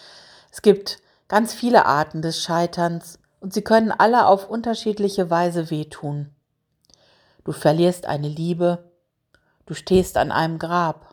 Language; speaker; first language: German; native; German